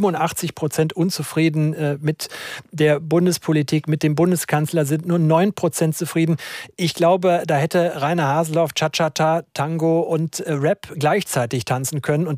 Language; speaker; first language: German; native; German